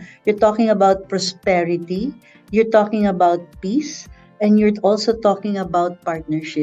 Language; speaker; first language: English; non-native, local second language; Filipino